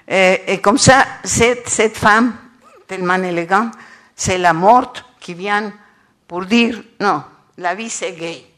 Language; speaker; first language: French; non-native, learner; Spanish